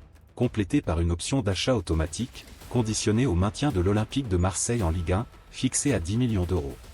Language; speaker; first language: French; native; French